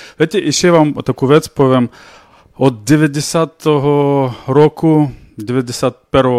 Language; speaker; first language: Slovak; non-native, learner; Ukrainian